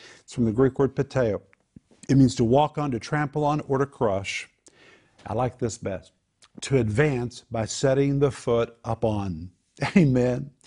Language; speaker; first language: English; native; English